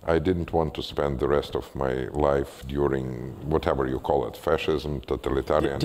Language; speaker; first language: English; non-native, fluent; Russian